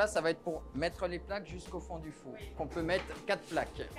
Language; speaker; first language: French; native; French